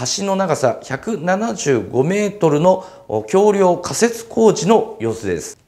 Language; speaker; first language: Japanese; native; Japanese